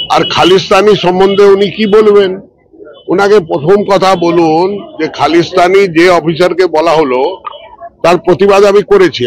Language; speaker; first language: Bangla; non-native, local second language; Punjabi